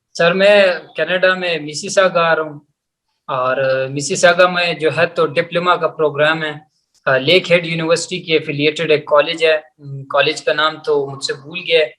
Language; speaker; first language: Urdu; non-native, local second language; Pashto